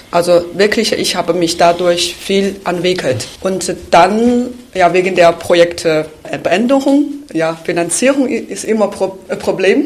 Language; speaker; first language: German; non-native, fluent; Chinese